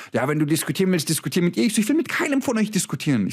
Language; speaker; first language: German; early bilingual, other home language; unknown